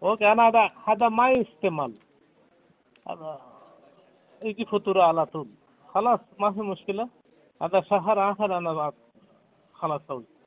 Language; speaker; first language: Arabic; non-native, learner; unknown